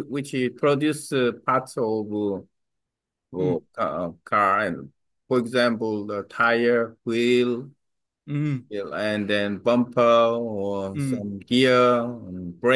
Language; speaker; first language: English; non-native, learner; Vietnamese